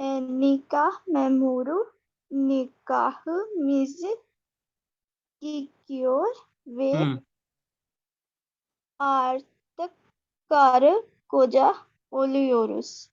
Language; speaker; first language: Turkish; non-native, learner; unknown